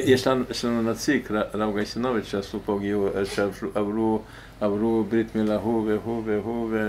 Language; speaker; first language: Hebrew; non-native, fluent; Russian